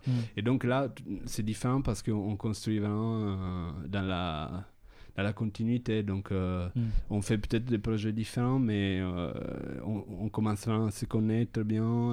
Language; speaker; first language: French; non-native, fluent; Italian